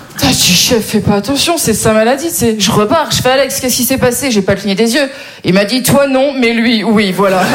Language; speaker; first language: French; native; French